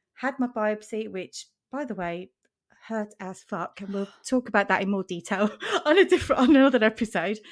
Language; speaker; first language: English; non-native, fluent; German